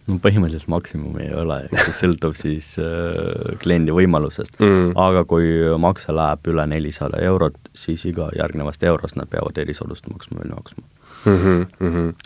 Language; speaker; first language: Estonian; non-native, local second language; Russian